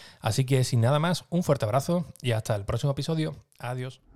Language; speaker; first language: Spanish; native; Spanish